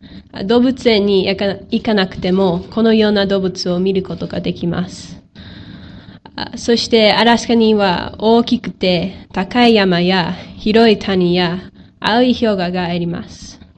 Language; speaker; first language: Japanese; non-native, learner; English